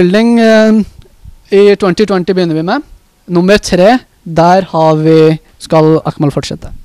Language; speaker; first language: Norwegian; early bilingual, other home language; Urdu